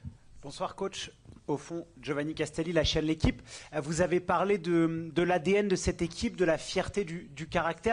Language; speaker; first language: French; native; French